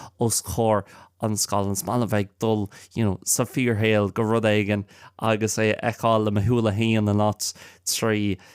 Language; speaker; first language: Irish; non-native, local second language; English